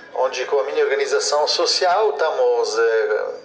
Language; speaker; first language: Portuguese; non-native, fluent; Italian